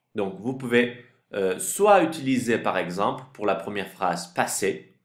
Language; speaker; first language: French; non-native, fluent; Turkish